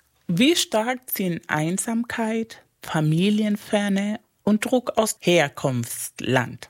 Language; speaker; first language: German; non-native, fluent; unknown